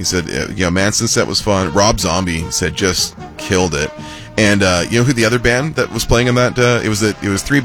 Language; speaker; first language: English; native; English